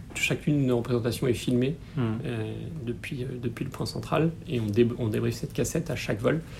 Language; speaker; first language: French; native; French